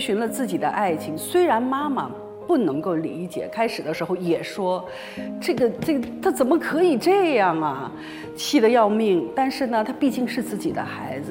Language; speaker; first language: Chinese; native; Chinese